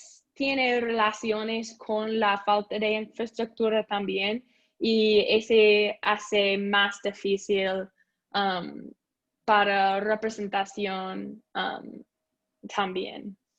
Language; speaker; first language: Spanish; non-native, learner; English